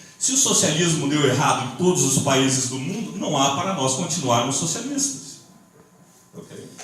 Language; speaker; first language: Portuguese; native; Portuguese